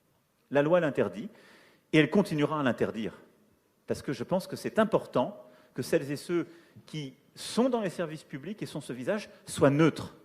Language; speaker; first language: French; native; French